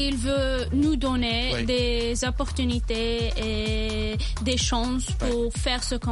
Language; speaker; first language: French; non-native, local second language; Arabic